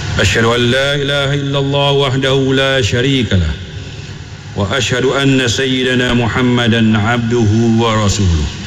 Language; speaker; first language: Arabic; non-native, fluent; Malay